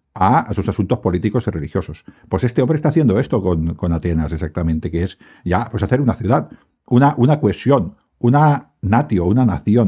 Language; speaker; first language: Spanish; native; Spanish